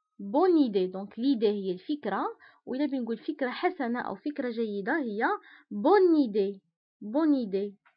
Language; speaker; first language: Arabic; native; Arabic